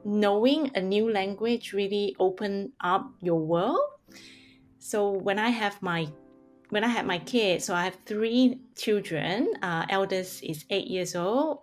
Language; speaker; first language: English; non-native, local second language; Hakka Chinese